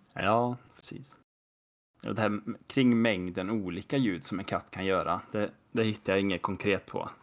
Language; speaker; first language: Swedish; native; Swedish